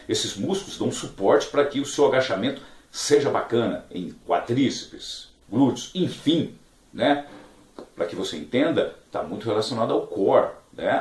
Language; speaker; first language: Portuguese; native; Portuguese